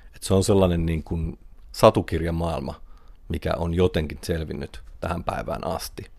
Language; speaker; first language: Finnish; native; Finnish